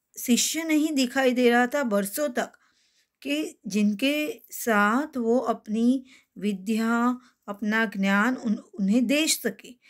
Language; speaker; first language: Hindi; non-native, local second language; Gujarati